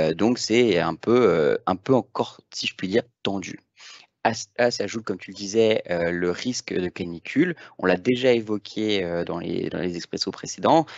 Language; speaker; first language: French; native; French